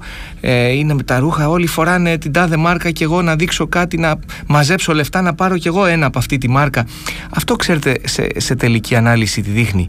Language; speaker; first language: Greek; native; Greek